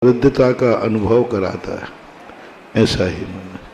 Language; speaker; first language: Hindi; native; Hindi